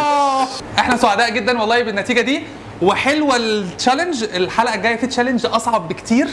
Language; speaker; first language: Arabic; native; Arabic